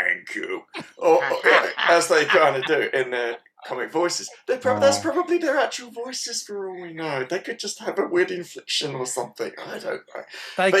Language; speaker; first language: English; native; English